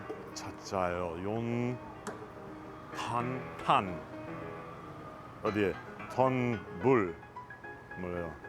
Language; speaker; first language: Korean; non-native, learner; English